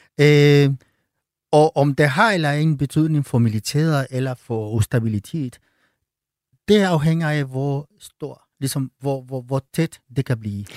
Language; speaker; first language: Danish; non-native, fluent; Spanish